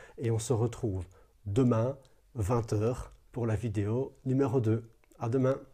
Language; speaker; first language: French; native; French